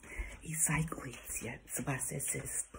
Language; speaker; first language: German; non-native, learner; English